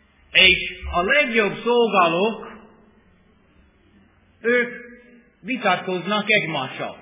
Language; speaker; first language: Hungarian; non-native, fluent; English